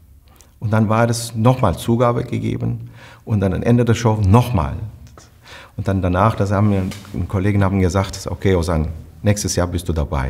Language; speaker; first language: German; non-native, fluent; Turkish